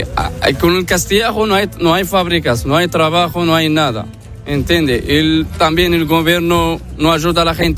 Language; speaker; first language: Spanish; non-native, learner; Arabic